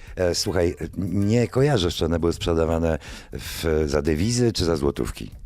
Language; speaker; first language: Polish; native; Polish